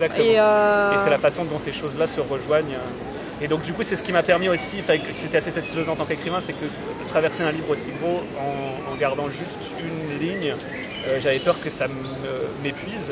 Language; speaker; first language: French; native; French